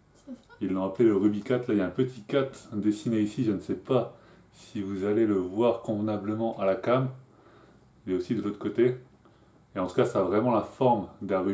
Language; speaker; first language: French; native; French